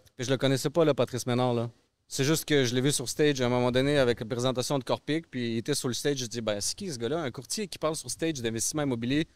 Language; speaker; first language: French; early bilingual, other home language; Russian